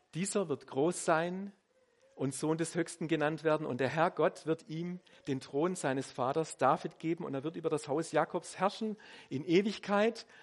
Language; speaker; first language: German; native; German